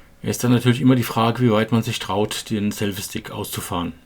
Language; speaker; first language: German; native; German